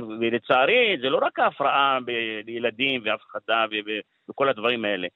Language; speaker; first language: Hebrew; non-native, local second language; Arabic